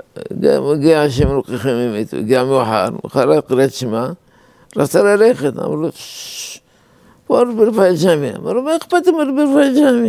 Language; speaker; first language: Hebrew; non-native, fluent; Arabic